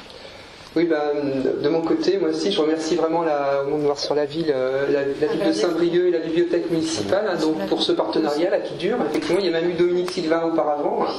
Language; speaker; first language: French; native; French